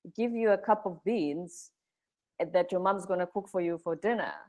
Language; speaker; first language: English; non-native, local second language; Zulu